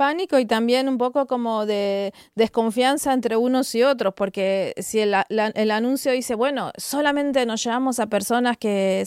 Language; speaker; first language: Spanish; native; Spanish